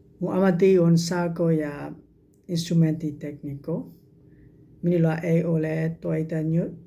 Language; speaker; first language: Finnish; non-native, learner; Burmese